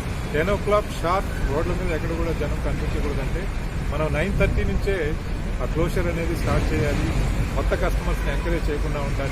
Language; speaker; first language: Telugu; native; Telugu